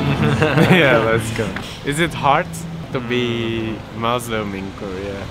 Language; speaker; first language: English; non-native, learner; Turkish